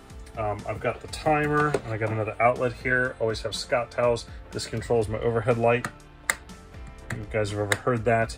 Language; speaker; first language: English; native; English